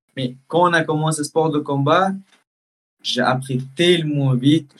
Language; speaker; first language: French; early bilingual, heritage; Russian